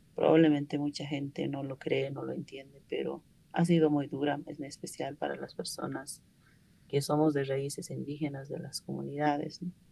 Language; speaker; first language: Spanish; non-native, local second language; Aymara